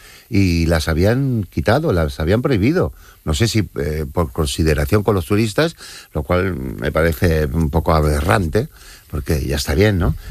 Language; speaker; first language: Spanish; native; Spanish